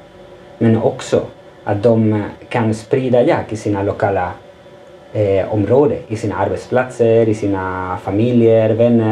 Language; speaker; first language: Swedish; non-native, fluent; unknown